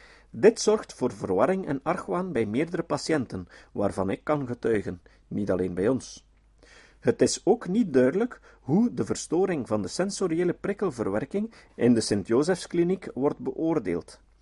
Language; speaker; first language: Dutch; native; Dutch